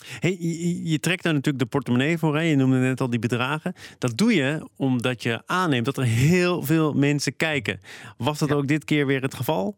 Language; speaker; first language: Dutch; native; Dutch